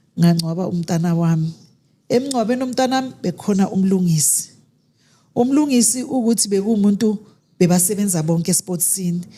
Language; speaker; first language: Zulu; native; Zulu